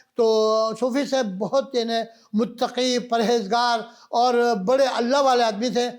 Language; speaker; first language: Urdu; non-native, local second language; Balti